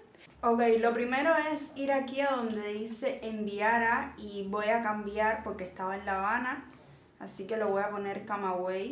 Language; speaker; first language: Spanish; native; Spanish